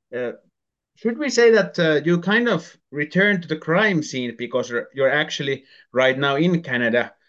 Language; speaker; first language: English; non-native, fluent; Finnish